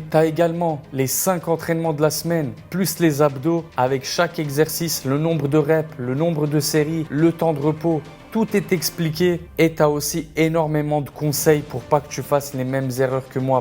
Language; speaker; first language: French; native; French